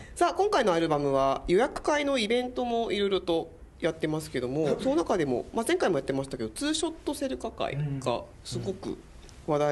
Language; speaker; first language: Japanese; native; Japanese